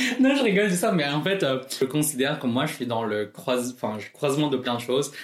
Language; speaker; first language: French; non-native, fluent; Filipino